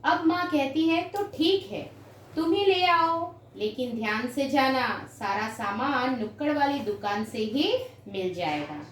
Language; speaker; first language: Hindi; non-native, local second language; Gujarati